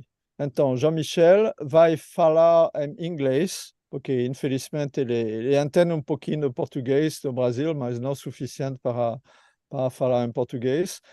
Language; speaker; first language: Portuguese; non-native, learner; French